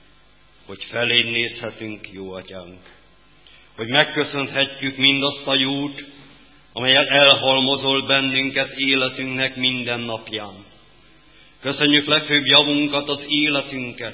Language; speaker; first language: Hungarian; native; Hungarian